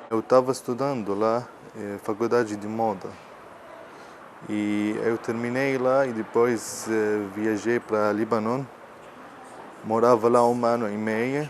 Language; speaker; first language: Portuguese; non-native, learner; Arabic